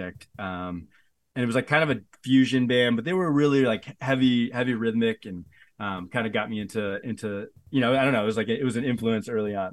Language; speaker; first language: English; native; English